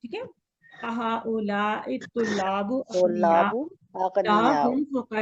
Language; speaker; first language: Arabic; non-native, fluent; Urdu